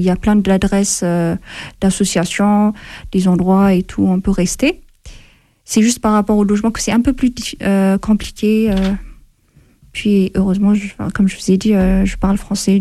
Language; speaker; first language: French; non-native, fluent; Amharic